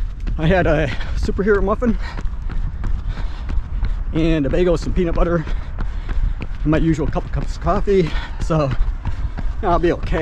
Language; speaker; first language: English; native; English